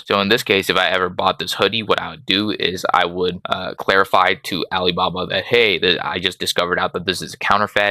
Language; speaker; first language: English; native; English